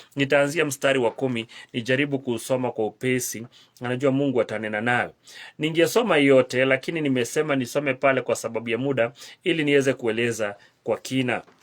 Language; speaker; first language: Swahili; non-native, local second language; Kikuyu